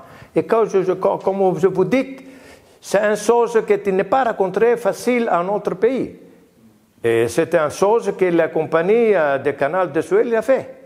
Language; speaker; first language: French; non-native, learner; Greek